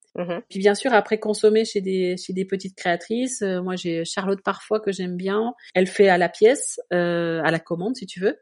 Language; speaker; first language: French; native; French